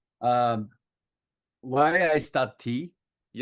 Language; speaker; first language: English; non-native, learner; Japanese